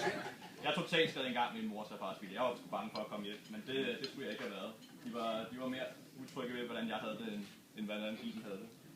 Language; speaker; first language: Danish; native; Danish